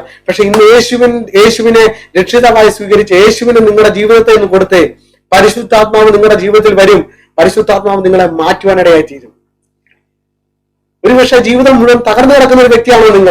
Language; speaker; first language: Malayalam; native; Malayalam